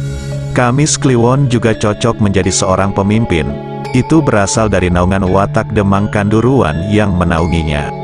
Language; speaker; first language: Indonesian; non-native, local second language; Javanese